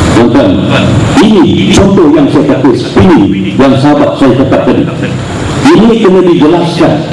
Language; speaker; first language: Malay; native; Malay